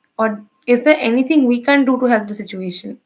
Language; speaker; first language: English; non-native, local second language; Bangla